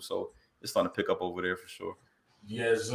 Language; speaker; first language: English; native; English